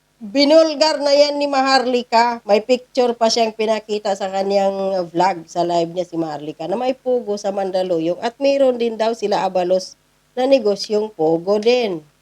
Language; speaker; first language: Filipino; non-native, local second language; Cebuano